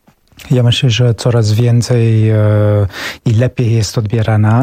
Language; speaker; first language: Polish; non-native, fluent; Romanian